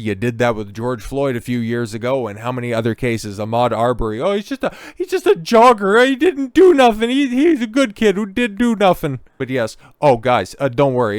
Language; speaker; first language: English; native; English